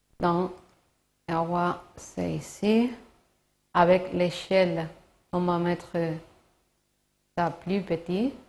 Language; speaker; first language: French; non-native, learner; Spanish